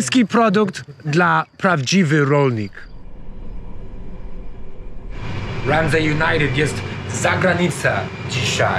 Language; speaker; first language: Polish; non-native, learner; English